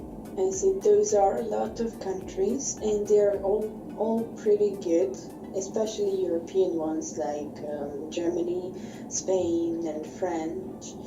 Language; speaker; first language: English; non-native, fluent; Bosnian